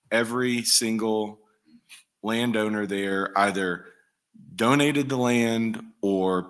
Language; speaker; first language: English; native; English